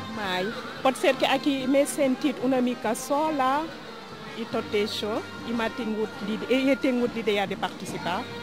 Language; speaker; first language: Catalan; non-native, learner; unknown